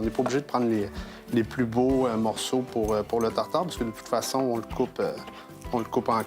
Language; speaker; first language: French; native; French